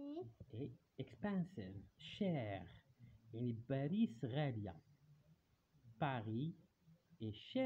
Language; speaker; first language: French; non-native, fluent; Arabic